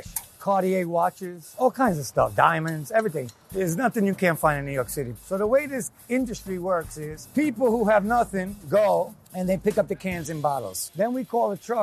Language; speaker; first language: English; native; English